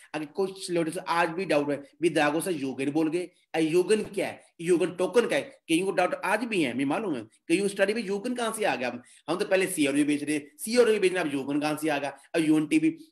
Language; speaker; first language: Hindi; native; Hindi